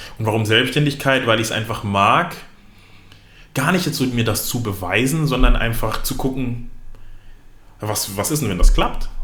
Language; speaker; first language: German; early bilingual, other home language; Lingala